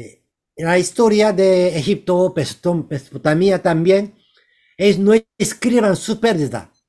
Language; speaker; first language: Spanish; non-native, learner; Korean